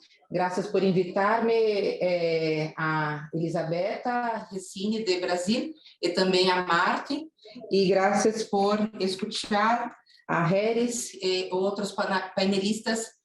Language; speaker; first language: Spanish; non-native, learner; Portuguese